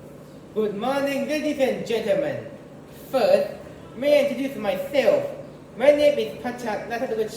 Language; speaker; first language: English; non-native, learner; Thai